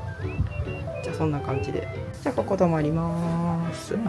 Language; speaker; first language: Japanese; native; Japanese